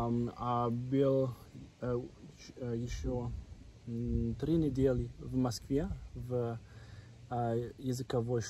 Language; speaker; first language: Russian; non-native, learner; German